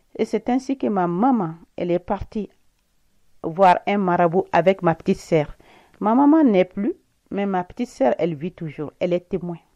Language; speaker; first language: French; non-native, local second language; Bambara